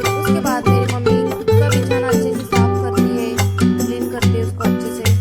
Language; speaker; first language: Hindi; non-native, local second language; Marathi